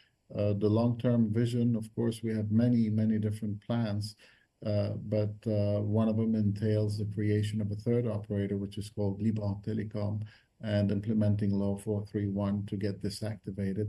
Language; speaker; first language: English; non-native, fluent; Arabic